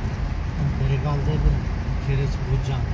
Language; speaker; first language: Russian; non-native, local second language; Tajik